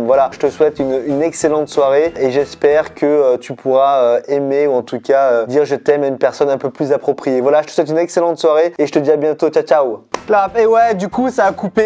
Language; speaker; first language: French; native; French